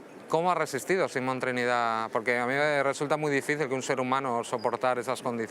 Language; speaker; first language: Spanish; native; Spanish